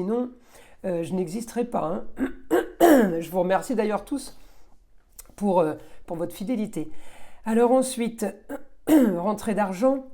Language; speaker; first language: French; native; French